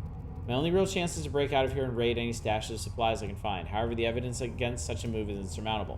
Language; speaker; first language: English; native; English